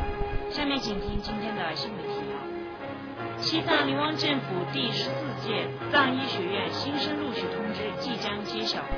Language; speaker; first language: Chinese; native; Chinese